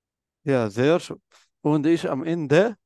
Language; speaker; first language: German; non-native, fluent; Arabic